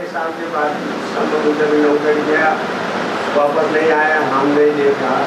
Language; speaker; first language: Hindi; non-native, learner; Nepali